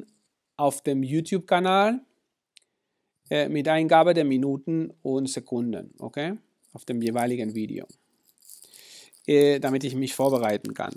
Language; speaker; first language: German; non-native, fluent; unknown